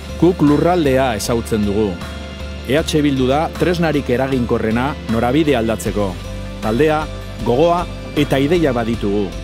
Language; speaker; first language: Basque; non-native, local second language; Spanish